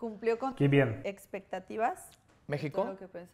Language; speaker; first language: Spanish; native; Spanish